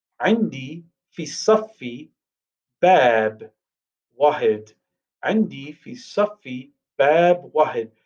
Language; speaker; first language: Arabic; non-native, fluent; English